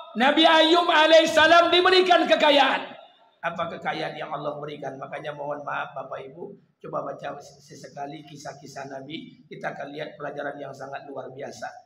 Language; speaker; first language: Malay; non-native, local second language; Minangkabau